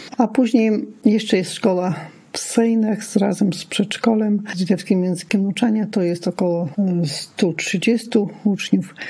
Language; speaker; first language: Polish; non-native, local second language; Lithuanian